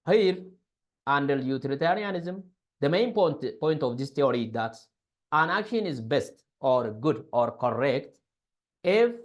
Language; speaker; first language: English; non-native, local second language; Amharic